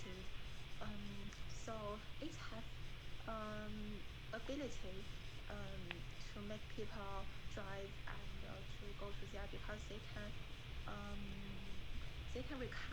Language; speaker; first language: English; non-native, learner; Chinese